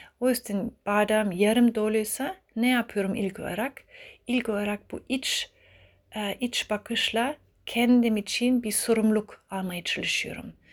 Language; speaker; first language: Turkish; early bilingual, heritage; Turkish